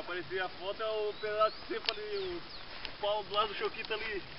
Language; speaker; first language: Portuguese; native; Portuguese